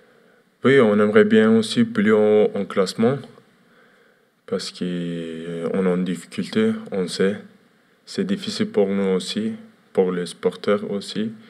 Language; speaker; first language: French; non-native, learner; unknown